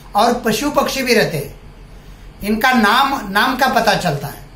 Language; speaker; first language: Hindi; non-native, local second language; Marathi